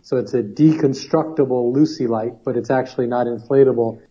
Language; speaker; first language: English; native; English